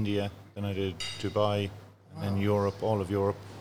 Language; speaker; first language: English; native; English